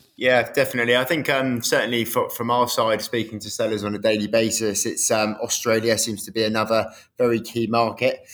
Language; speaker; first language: English; native; English